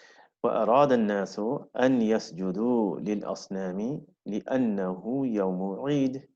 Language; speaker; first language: Arabic; non-native, fluent; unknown